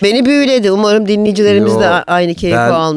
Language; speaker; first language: Turkish; native; Turkish